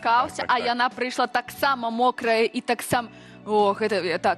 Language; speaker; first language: Belarusian; native; Belarusian